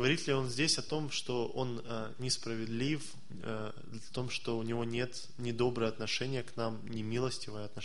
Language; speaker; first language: Russian; native; Russian